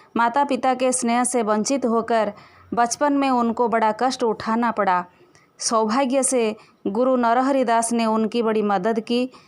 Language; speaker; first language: Hindi; non-native, local second language; Odia